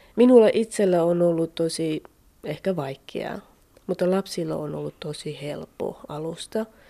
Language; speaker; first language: Finnish; non-native, learner; Central Kurdish